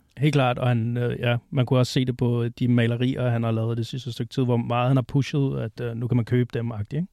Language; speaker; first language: Danish; native; Danish